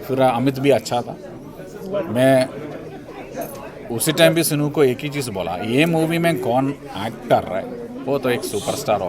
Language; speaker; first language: Hindi; non-native, local second language; Malayalam